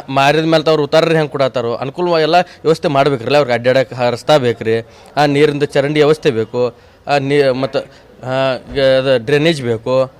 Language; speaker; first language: Kannada; native; Kannada